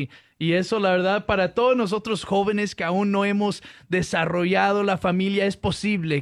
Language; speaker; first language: Spanish; early bilingual, heritage; Spanish